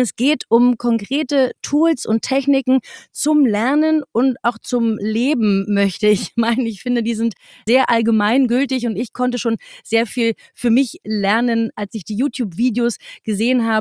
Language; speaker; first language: German; native; German